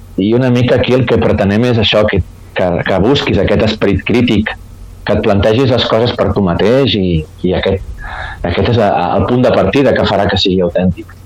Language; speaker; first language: Catalan; native; Catalan